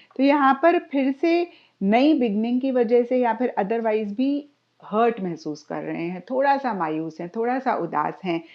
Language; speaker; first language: Hindi; native; Hindi